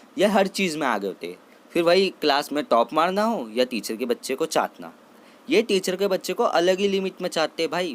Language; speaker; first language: Hindi; non-native, local second language; Marathi